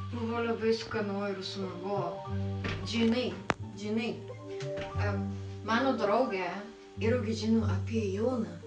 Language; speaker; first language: Lithuanian; non-native, learner; Japanese